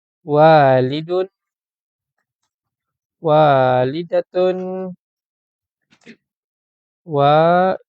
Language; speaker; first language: Arabic; non-native, fluent; Malay